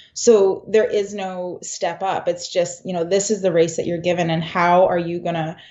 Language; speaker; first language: English; native; English